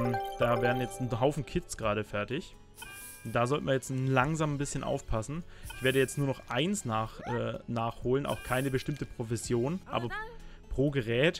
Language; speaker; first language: German; native; German